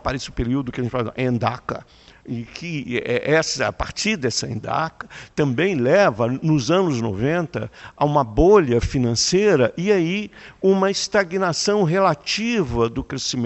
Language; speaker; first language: Portuguese; native; Portuguese